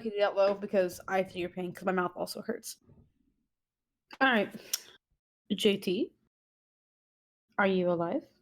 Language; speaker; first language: English; native; English